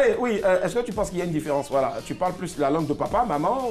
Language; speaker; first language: French; native; French